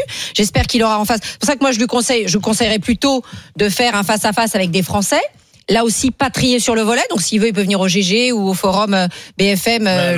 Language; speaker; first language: French; native; French